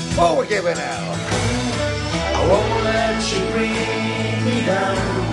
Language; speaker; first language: English; native; English